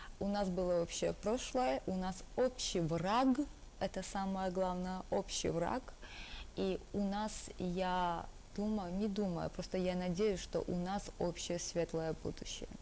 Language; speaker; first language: Russian; non-native, local second language; Georgian